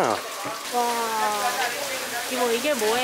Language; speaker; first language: Korean; non-native, learner; Japanese